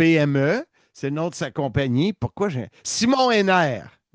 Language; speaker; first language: French; native; French